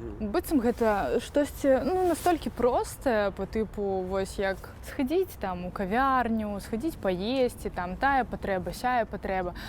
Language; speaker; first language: Belarusian; non-native, local second language; Russian